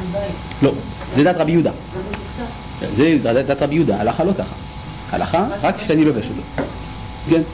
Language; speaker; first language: Hebrew; native; Hebrew